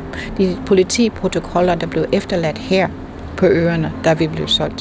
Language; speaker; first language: Danish; non-native, fluent; English